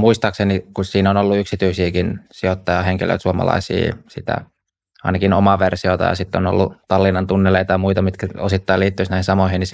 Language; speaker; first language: Finnish; native; Finnish